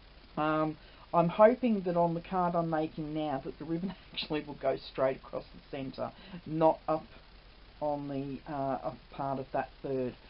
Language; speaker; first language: English; native; English